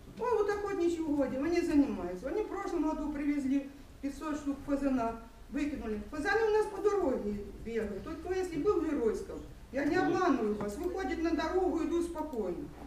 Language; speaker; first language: Russian; non-native, local second language; Ukrainian